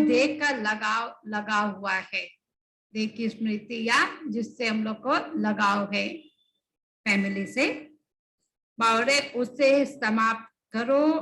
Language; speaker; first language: Hindi; non-native, local second language; Bangla